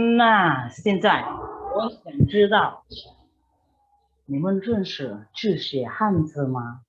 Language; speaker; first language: Chinese; non-native, fluent; Indonesian